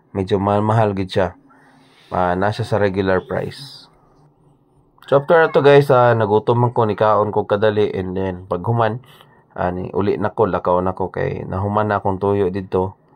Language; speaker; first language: Cebuano; native; Cebuano